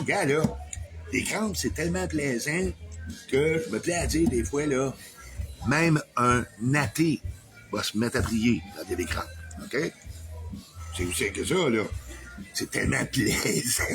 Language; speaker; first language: French; native; French